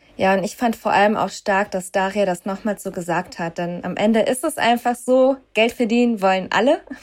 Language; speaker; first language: German; native; German